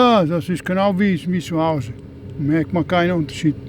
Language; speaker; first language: German; non-native, learner; Dutch